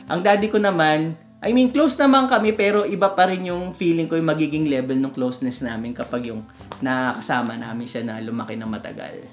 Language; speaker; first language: Filipino; native; Filipino